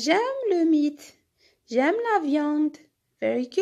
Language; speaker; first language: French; non-native, local second language; Arabic